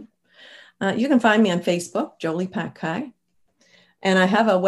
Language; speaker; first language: English; native; English